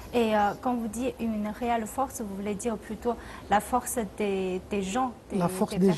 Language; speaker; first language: French; non-native, fluent; Chinese